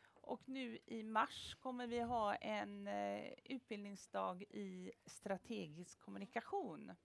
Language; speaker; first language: Swedish; native; Swedish